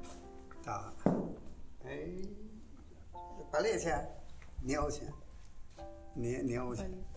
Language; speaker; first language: Russian; non-native, learner; Chinese